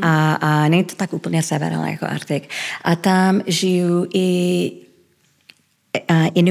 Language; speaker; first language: Czech; early bilingual, heritage; Czech